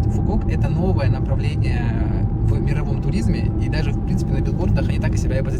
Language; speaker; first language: Russian; native; Russian